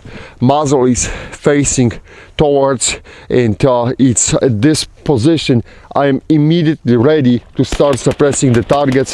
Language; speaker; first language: English; non-native, fluent; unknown